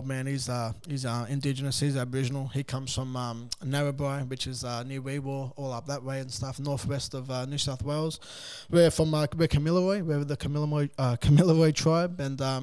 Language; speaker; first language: English; native; English